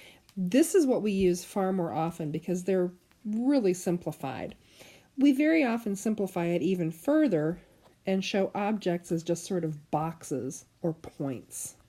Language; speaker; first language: English; native; English